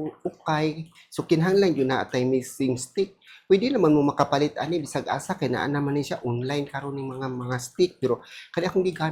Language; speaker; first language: Cebuano; native; Cebuano